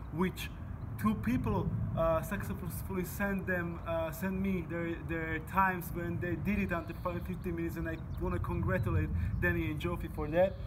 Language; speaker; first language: English; non-native, fluent; Slovak